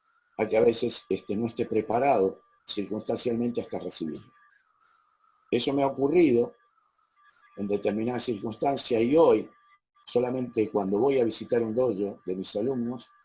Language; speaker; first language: Spanish; native; Spanish